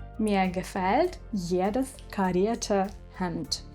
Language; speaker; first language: German; non-native, fluent; Ukrainian